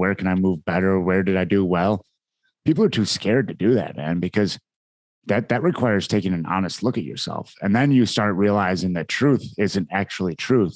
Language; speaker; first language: English; native; English